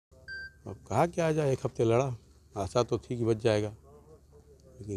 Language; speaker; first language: Hindi; native; Hindi